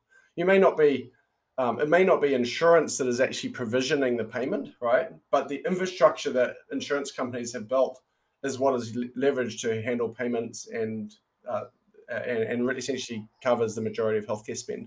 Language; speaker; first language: English; native; English